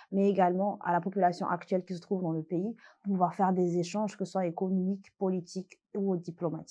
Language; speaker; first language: French; non-native, local second language; Malagasy